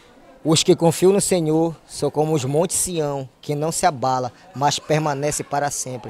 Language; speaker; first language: Portuguese; native; Portuguese